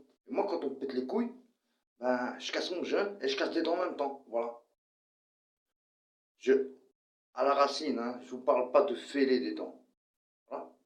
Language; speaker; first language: French; early bilingual, other home language; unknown